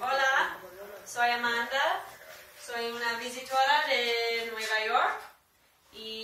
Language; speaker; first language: Spanish; non-native, learner; English